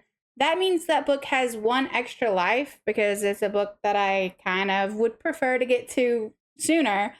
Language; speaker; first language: English; native; English